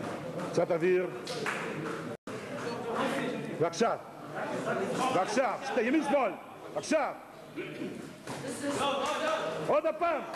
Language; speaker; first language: Hebrew; non-native, fluent; Russian